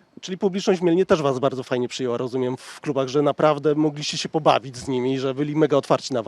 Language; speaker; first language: Polish; native; Polish